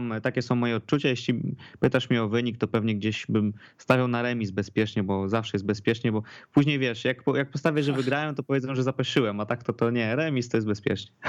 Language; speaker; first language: Polish; native; Polish